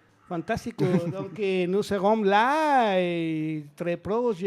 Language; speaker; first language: French; non-native, learner; Spanish